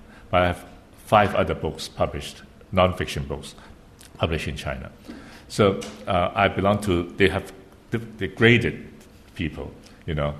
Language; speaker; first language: English; non-native, local second language; Cantonese